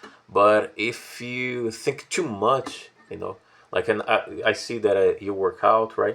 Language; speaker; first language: English; non-native, fluent; Portuguese